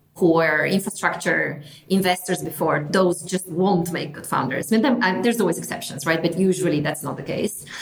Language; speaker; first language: English; non-native, fluent; Italian